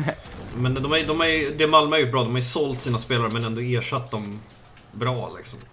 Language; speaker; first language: Swedish; native; Swedish